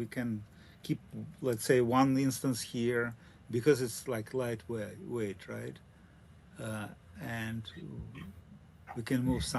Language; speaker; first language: English; non-native, learner; Russian